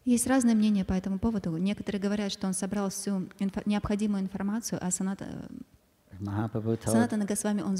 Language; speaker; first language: Russian; native; Russian